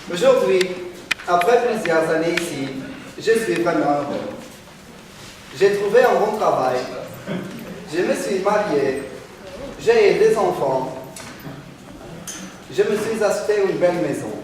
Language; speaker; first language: French; non-native, learner; Spanish